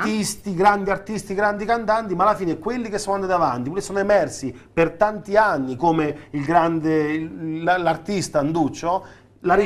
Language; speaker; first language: Italian; native; Italian